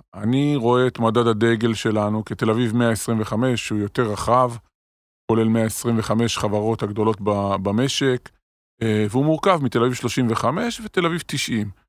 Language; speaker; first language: Hebrew; native; Hebrew